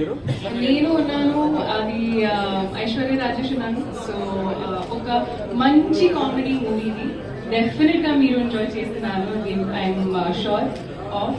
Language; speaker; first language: Telugu; non-native, learner; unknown